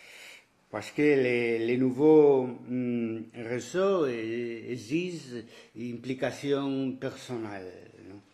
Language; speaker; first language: French; non-native, fluent; Spanish